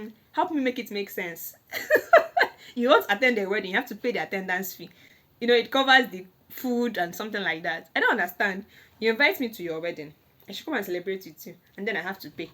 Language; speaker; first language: English; non-native, local second language; Igbo